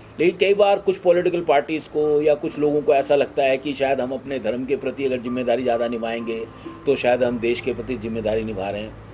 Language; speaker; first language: Hindi; native; Hindi